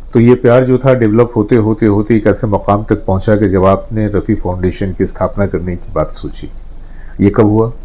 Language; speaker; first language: Hindi; native; Hindi